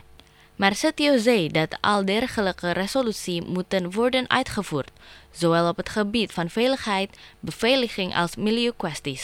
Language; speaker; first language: Dutch; non-native, fluent; Indonesian